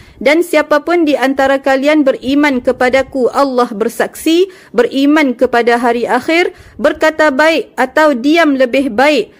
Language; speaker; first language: Malay; native; Malay